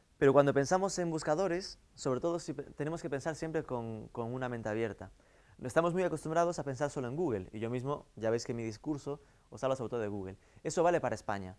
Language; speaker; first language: Spanish; native; Spanish